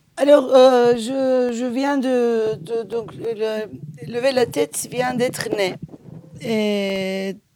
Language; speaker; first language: French; non-native, fluent; Turkish